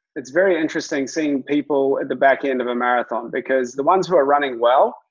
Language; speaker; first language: English; native; English